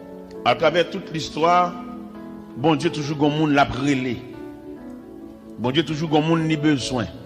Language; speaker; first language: French; non-native, local second language; Haitian Creole